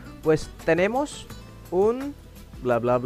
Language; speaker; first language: Spanish; non-native, fluent; Indonesian